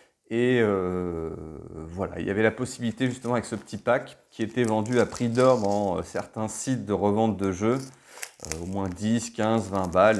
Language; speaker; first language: French; native; French